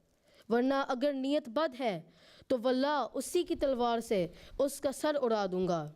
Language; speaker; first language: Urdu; early bilingual, heritage; Urdu